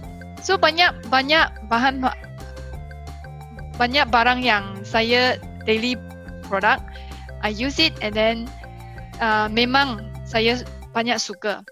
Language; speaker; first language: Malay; non-native, local second language; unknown